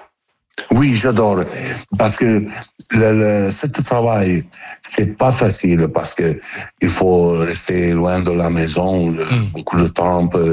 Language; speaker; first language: French; non-native, learner; Italian